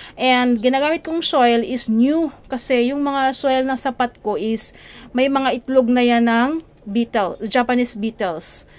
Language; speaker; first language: Filipino; native; Filipino